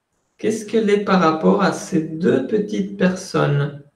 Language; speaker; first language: French; non-native, fluent; Spanish